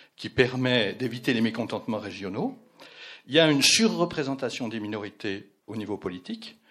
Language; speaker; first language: French; native; French